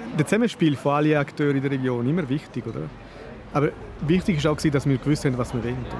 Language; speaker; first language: German; non-native, local second language; Italian